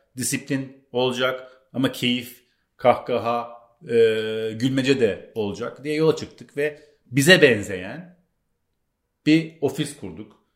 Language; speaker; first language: Turkish; native; Turkish